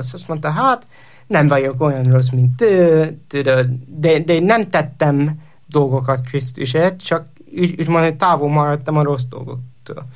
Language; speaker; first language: Hungarian; non-native, fluent; English